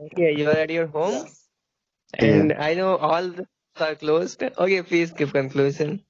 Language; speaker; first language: English; non-native, local second language; Hindi